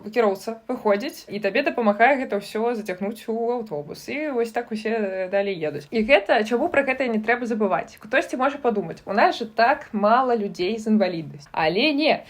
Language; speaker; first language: Belarusian; non-native, local second language; Russian